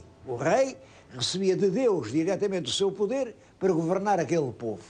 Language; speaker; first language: Portuguese; native; Portuguese